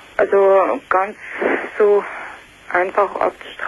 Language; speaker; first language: German; non-native, learner; Russian